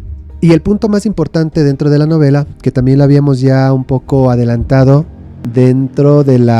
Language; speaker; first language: Spanish; native; Spanish